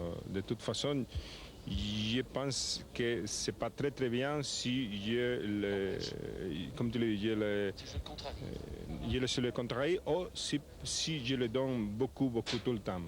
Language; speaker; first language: French; non-native, learner; Spanish